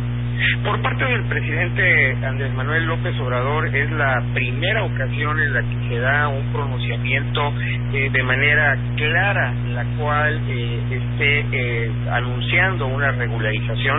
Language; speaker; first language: Spanish; native; Spanish